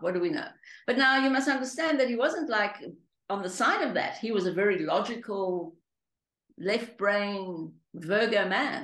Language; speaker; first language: English; early bilingual, other home language; Greek